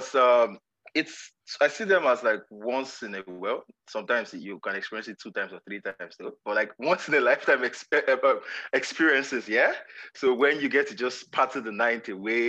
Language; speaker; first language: English; non-native, local second language; Yoruba